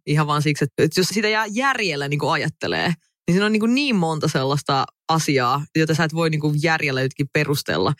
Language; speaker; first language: Finnish; early bilingual, other home language; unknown